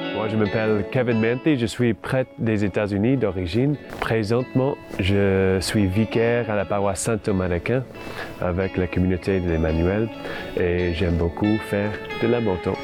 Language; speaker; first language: French; non-native, fluent; English